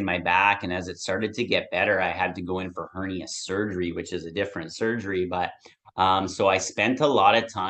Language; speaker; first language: English; native; English